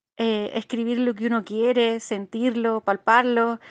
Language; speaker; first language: Spanish; native; Spanish